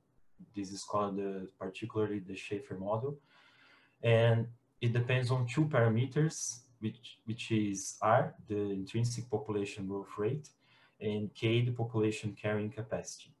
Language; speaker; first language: English; non-native, fluent; Portuguese